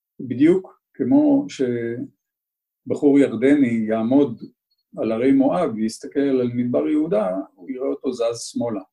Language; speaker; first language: Hebrew; native; Hebrew